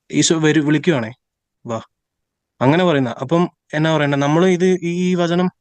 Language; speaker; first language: Malayalam; native; Malayalam